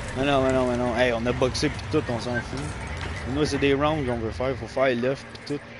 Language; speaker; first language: French; native; French